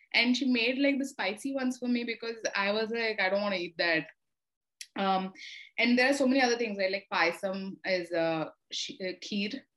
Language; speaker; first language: English; non-native, local second language; Telugu